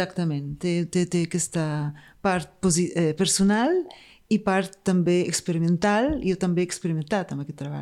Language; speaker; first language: Catalan; non-native, fluent; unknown